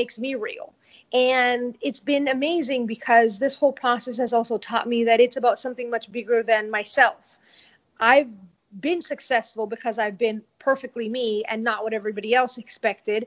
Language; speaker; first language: English; non-native, fluent; Spanish